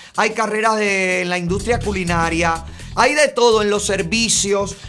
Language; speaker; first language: Spanish; native; Spanish